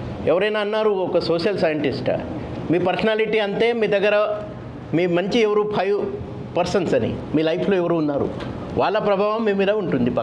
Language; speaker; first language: Telugu; non-native, fluent; Marathi